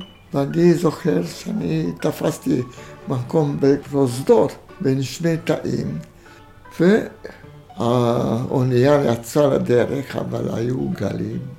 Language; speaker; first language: Hebrew; non-native, fluent; Romanian